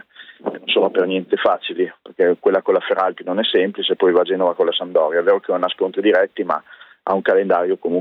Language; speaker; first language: Italian; native; Italian